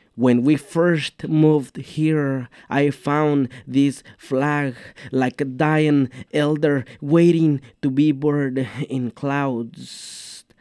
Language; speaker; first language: English; non-native, fluent; Mixtepec Mixtec